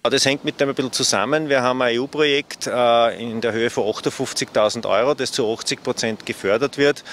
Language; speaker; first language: German; native; German